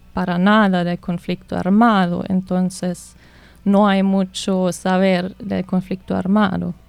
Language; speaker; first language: Spanish; non-native, fluent; German